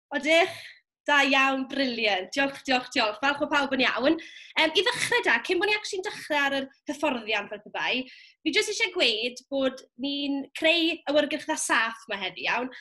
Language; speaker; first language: Welsh; native; Welsh